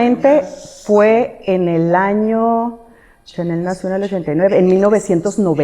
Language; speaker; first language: Spanish; native; Spanish